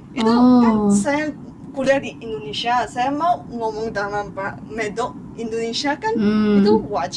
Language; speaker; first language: Indonesian; non-native, fluent; Chinese